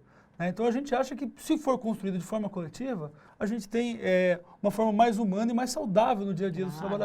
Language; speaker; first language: Portuguese; native; Portuguese